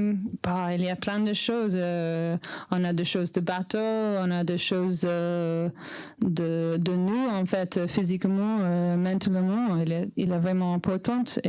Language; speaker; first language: French; non-native, learner; English